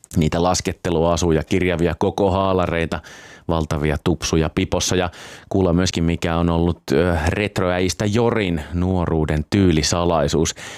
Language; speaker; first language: Finnish; native; Finnish